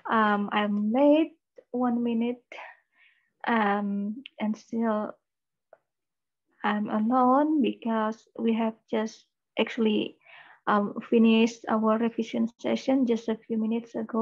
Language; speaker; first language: English; non-native, fluent; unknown